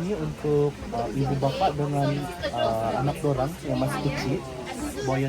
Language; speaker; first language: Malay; non-native, local second language; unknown